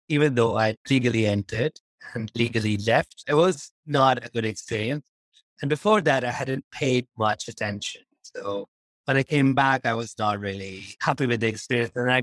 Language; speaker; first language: English; non-native, local second language; Urdu